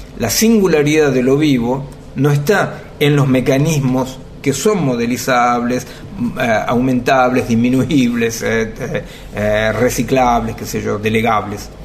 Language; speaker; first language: Spanish; native; Spanish